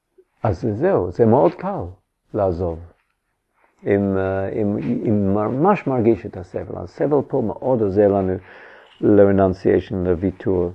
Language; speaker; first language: Hebrew; non-native, fluent; English